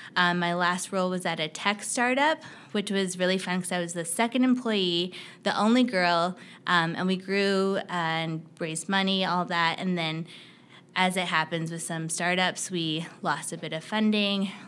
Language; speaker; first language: English; native; English